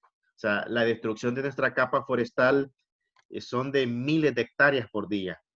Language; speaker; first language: Spanish; native; Spanish